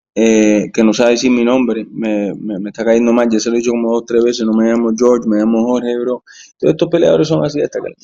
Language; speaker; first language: Spanish; early bilingual, heritage; Spanish